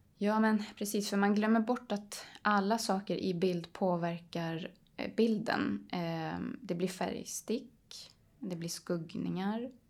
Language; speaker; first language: Swedish; early bilingual, other home language; Polish